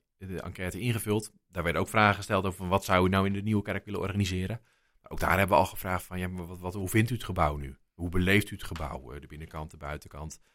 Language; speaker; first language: Dutch; native; Dutch